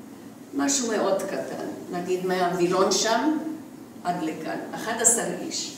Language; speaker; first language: Hebrew; non-native, fluent; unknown